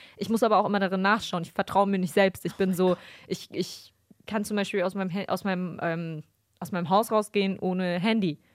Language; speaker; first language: German; early bilingual, other home language; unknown